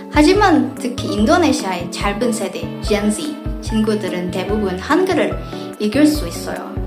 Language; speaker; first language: Korean; non-native, fluent; Indonesian